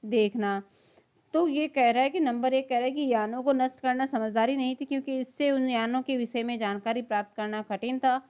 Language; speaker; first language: Hindi; native; Hindi